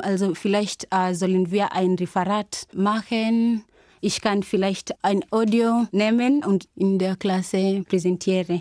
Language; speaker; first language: German; non-native, fluent; Swahili